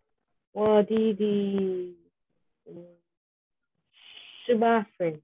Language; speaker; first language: Chinese; non-native, learner; English